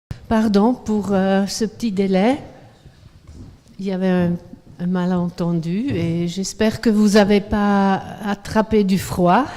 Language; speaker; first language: French; non-native, fluent; Swiss German